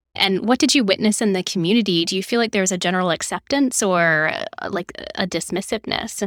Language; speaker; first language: English; native; English